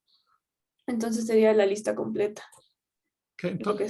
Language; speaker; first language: Spanish; native; Spanish